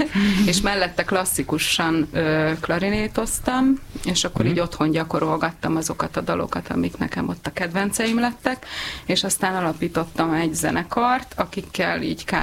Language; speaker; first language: Hungarian; native; Hungarian